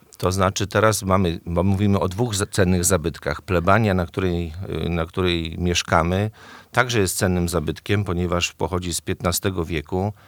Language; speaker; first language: Polish; native; Polish